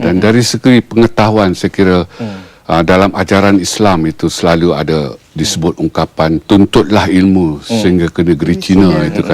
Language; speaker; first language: Malay; native; Malay